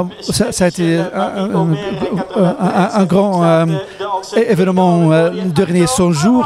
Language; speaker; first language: French; non-native, fluent; Dutch